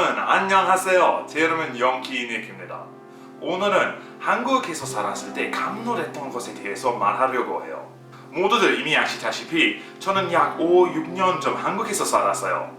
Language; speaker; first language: Korean; non-native, fluent; English